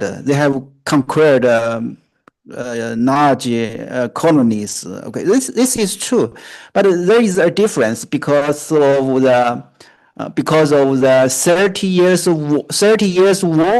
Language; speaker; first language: English; non-native, fluent; Chinese